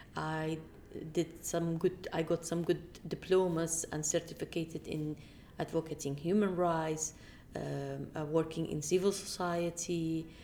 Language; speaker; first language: English; non-native, fluent; Arabic